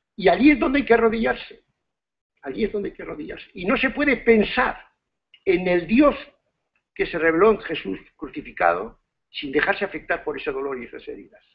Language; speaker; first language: Spanish; native; Spanish